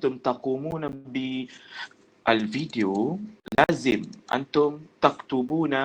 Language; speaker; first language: Arabic; non-native, fluent; Malay